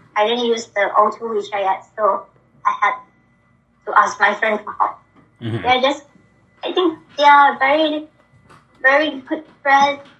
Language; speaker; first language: English; non-native, local second language; Malay